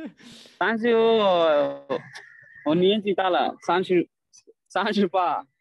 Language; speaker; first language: Chinese; non-native, learner; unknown